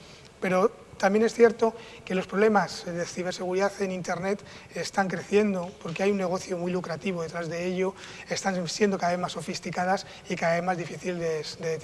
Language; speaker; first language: Spanish; native; Spanish